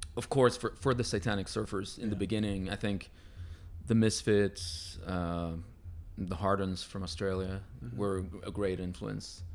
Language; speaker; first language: English; non-native, fluent; Spanish